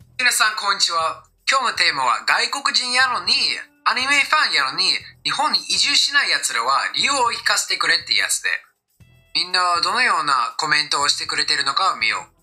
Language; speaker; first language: Japanese; non-native, fluent; English